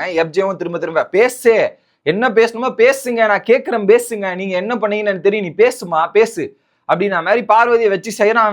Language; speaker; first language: Tamil; native; Tamil